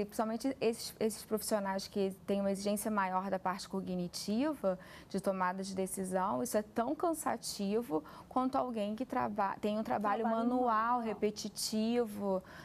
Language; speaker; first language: Portuguese; native; Portuguese